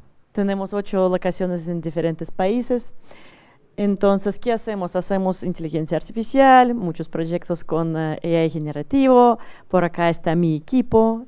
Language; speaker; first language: Spanish; non-native, learner; Russian